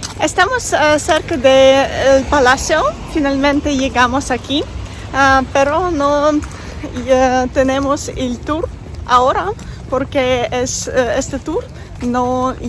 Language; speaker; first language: Spanish; non-native, learner; Russian